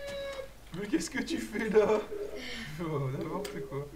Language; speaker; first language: French; native; French